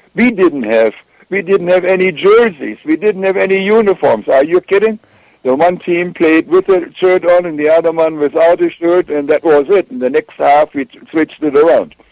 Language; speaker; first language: English; non-native, fluent; German